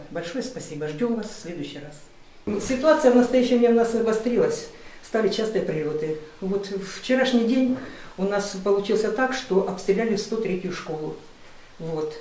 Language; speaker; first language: Russian; native; Russian